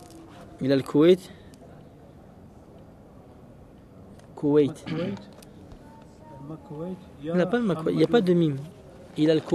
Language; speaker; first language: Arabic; non-native, fluent; French